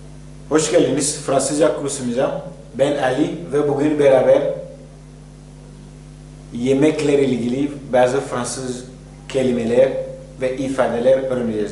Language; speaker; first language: Turkish; non-native, fluent; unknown